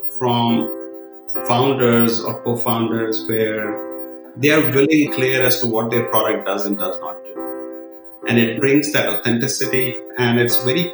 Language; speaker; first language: English; non-native, local second language; Kashmiri